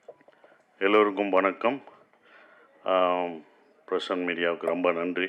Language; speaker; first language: Tamil; native; Tamil